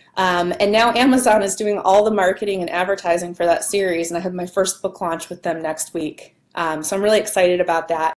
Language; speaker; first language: English; native; English